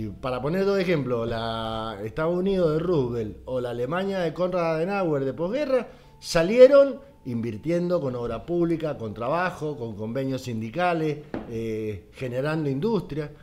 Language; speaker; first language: Spanish; native; Spanish